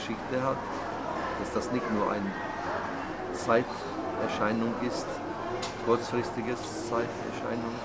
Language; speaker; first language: German; non-native, fluent; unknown